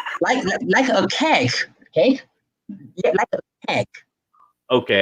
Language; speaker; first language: English; non-native, learner; Chinese